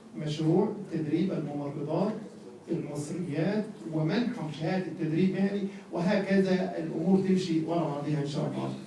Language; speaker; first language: Egyptian Arabic; native; Egyptian Arabic